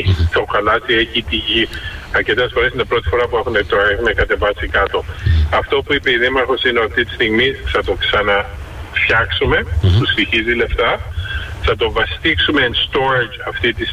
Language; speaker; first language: Greek; early bilingual, heritage; Greek